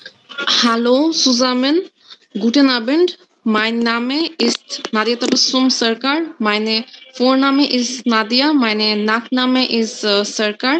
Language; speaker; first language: German; non-native, learner; Bangla